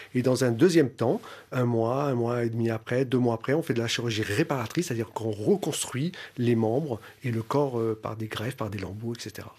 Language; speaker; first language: French; native; French